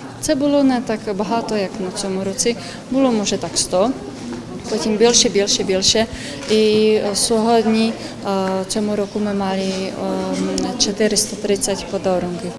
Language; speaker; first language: Ukrainian; non-native, fluent; Czech